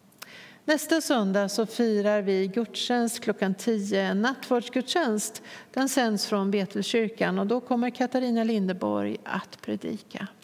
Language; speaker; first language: Swedish; native; Swedish